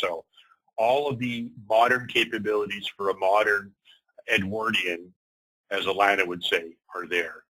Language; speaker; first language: English; native; English